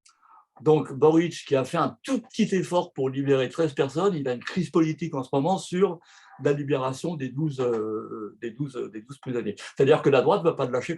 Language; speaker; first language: French; native; French